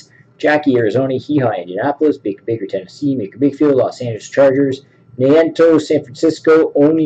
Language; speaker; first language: English; native; English